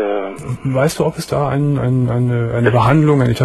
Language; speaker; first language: German; native; German